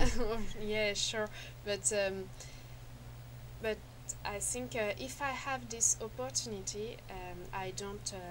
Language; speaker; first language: English; non-native, learner; French